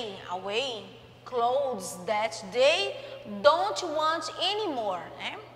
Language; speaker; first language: English; non-native, learner; Portuguese